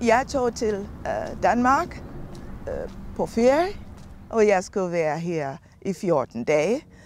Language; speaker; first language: Danish; non-native, fluent; English